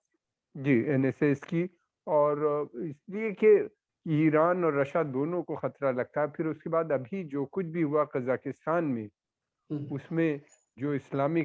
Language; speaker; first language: Hindi; native; Hindi